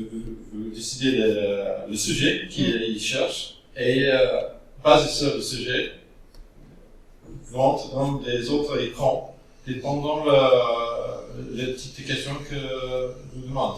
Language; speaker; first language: French; non-native, fluent; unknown